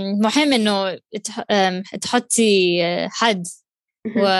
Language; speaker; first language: Arabic; non-native, learner; English